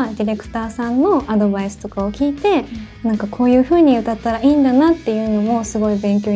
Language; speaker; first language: Japanese; native; Japanese